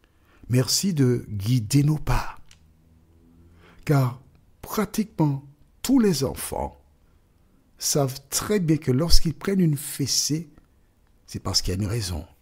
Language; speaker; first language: French; native; French